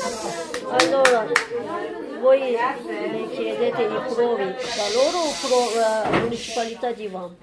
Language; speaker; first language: Italian; non-native, learner; Turkish